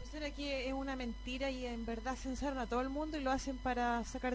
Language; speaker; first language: Spanish; native; Spanish